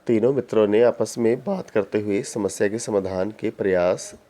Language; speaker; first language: Hindi; non-native, local second language; Punjabi